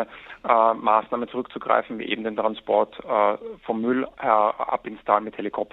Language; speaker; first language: German; native; German